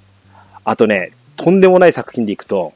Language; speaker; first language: Japanese; native; Japanese